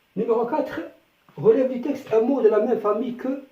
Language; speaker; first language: French; non-native, local second language; Arabic